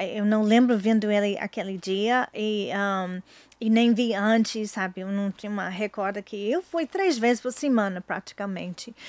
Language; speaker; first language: Portuguese; non-native, learner; English